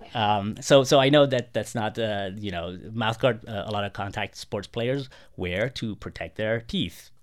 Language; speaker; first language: English; non-native, fluent; Persian